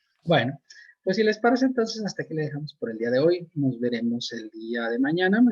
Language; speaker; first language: Spanish; native; Spanish